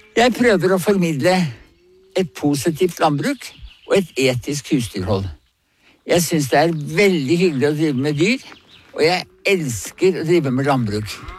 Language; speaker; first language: Norwegian; native; Norwegian